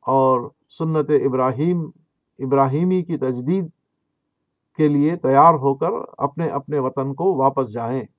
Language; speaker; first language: Urdu; native; Urdu